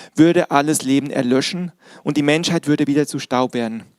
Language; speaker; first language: German; native; German